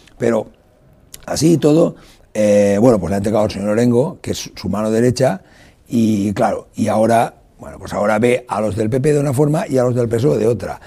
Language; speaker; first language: Spanish; non-native, local second language; Catalan